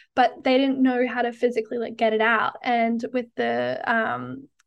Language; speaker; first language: English; native; English